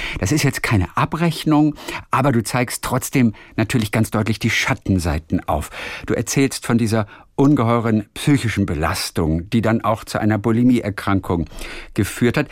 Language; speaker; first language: German; native; German